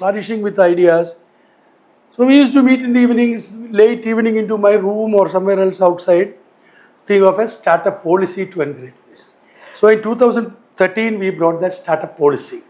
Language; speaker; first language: English; non-native, local second language; Malayalam